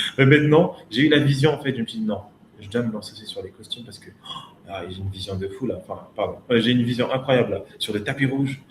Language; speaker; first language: French; early bilingual, other home language; Lingala